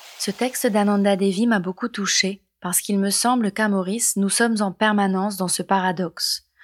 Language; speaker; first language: French; non-native, local second language; Morisyen